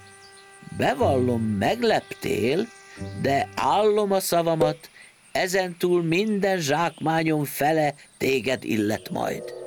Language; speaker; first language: Hungarian; native; Hungarian